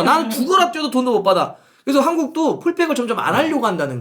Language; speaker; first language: Korean; native; Korean